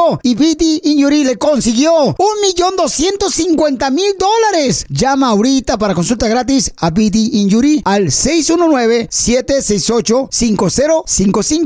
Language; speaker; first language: Spanish; native; Spanish